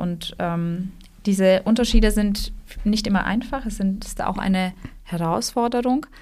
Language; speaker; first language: German; non-native, local second language; Romanian